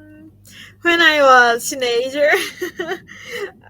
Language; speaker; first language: English; non-native, learner; Portuguese